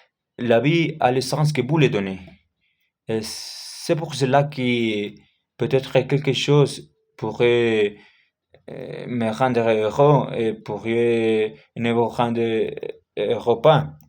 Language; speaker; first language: French; non-native, learner; Spanish